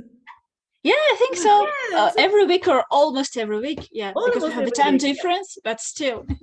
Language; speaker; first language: English; non-native, fluent; Russian